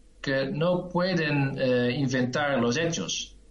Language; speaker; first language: Spanish; non-native, learner; Dutch